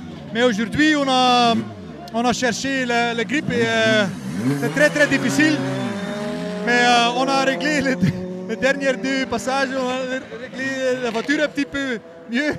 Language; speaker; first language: French; non-native, local second language; Dutch